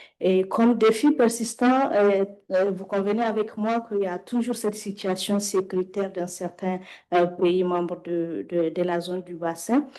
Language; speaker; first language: French; non-native, local second language; Wolof